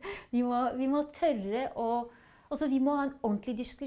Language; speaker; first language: Norwegian; non-native, fluent; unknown